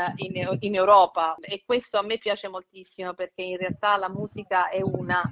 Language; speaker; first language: Italian; native; Italian